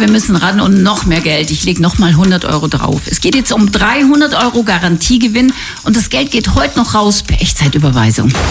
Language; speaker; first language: German; native; German